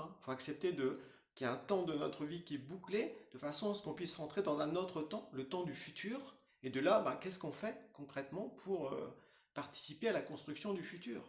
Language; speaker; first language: French; native; French